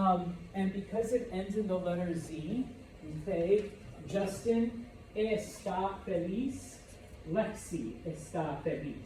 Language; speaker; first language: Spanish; non-native, fluent; English